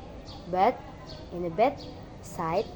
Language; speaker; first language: English; non-native, learner; Indonesian